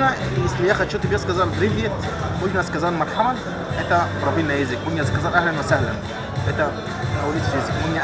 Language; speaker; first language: Russian; non-native, learner; Arabic